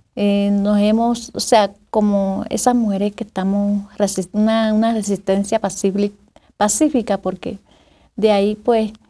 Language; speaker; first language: Spanish; native; Spanish